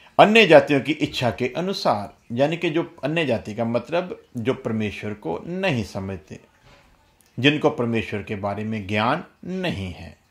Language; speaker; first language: Hindi; non-native, local second language; Punjabi